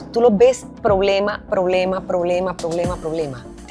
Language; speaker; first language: Spanish; native; Spanish